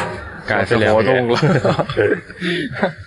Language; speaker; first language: Chinese; native; Chinese